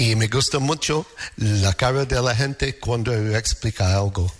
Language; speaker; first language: Spanish; non-native, fluent; English